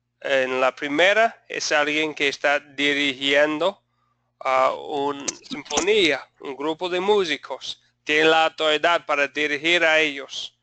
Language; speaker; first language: Spanish; non-native, fluent; English